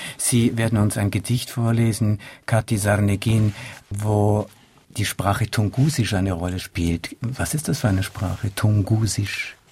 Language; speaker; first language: German; native; German